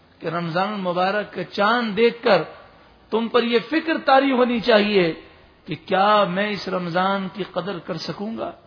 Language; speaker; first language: Urdu; native; Urdu